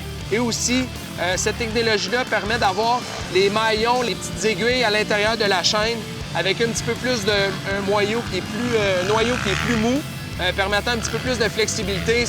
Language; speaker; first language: French; native; French